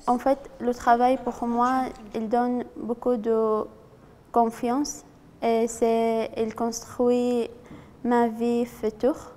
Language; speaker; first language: French; non-native, learner; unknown